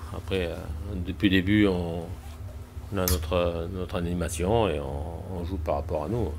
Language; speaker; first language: French; native; French